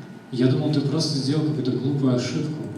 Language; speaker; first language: Russian; native; Russian